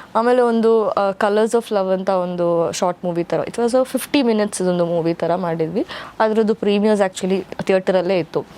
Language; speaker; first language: Kannada; non-native, local second language; Malayalam